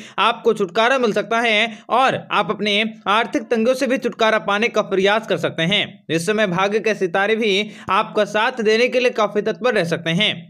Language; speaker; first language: Hindi; native; Hindi